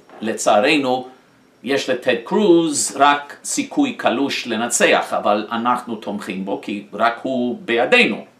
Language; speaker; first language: Hebrew; non-native, fluent; English